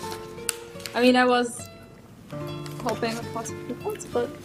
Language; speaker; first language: English; non-native, learner; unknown